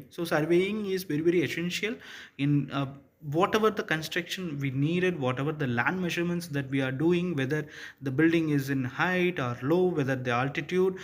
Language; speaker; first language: English; non-native, local second language; Tamil